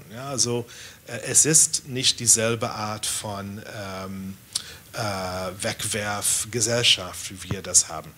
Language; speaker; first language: German; non-native, fluent; English